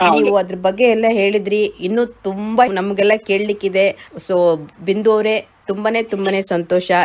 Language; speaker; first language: Kannada; native; Kannada